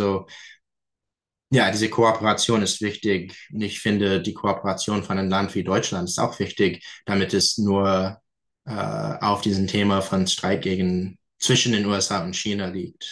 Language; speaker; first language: German; non-native, fluent; English